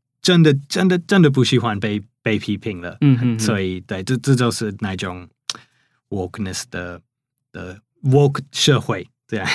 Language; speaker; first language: Chinese; non-native, fluent; English